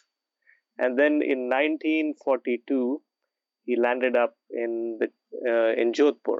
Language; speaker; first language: English; non-native, local second language; Urdu